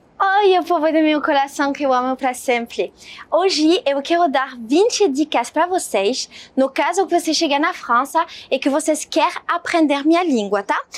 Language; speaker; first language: Portuguese; non-native, fluent; French